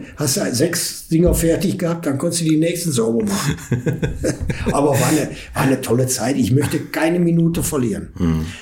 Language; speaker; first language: German; native; German